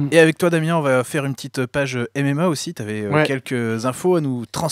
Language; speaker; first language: French; native; French